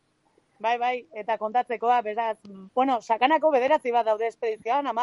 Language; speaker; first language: Basque; native; Basque